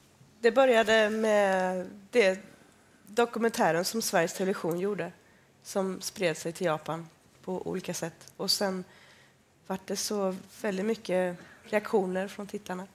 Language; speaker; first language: Swedish; native; Swedish